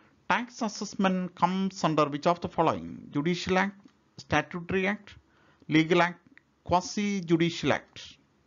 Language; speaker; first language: English; non-native, local second language; Malayalam